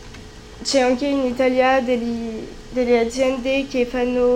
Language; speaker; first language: Italian; non-native, learner; French